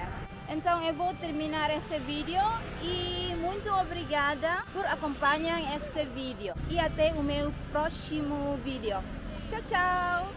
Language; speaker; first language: Portuguese; non-native, local second language; Tetum